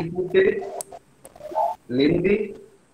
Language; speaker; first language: French; non-native, learner; Hindi